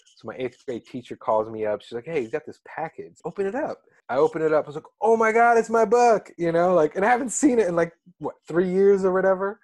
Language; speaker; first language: English; early bilingual, other home language; Arabic